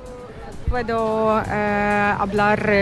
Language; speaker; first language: Spanish; non-native, learner; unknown